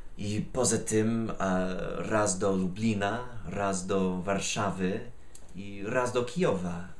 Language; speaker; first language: Polish; non-native, fluent; English